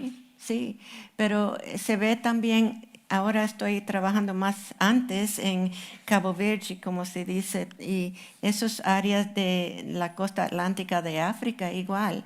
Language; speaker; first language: Spanish; non-native, fluent; English